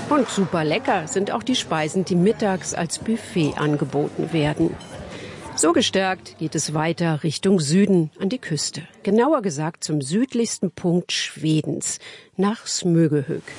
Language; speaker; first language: German; native; German